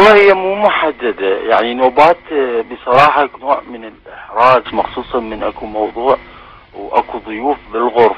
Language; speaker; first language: Arabic; native; Arabic